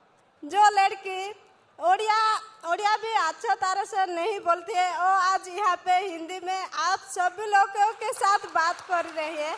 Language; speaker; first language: Hindi; non-native, local second language; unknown